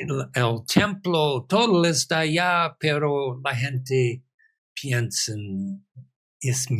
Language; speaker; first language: Spanish; non-native, fluent; English